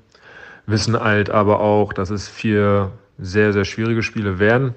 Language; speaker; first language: German; native; German